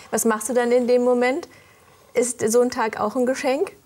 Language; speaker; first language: German; native; German